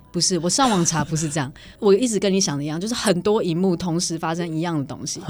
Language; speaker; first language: Chinese; native; Chinese